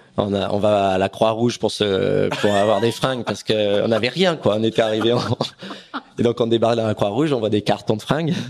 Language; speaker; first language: French; native; French